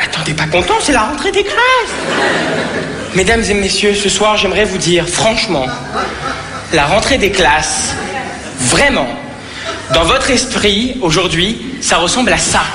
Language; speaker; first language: French; native; French